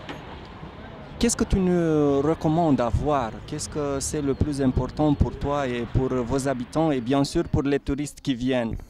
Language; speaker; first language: French; non-native, learner; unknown